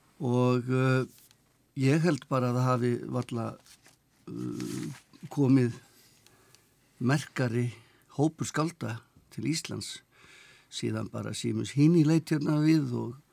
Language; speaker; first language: Icelandic; native; Icelandic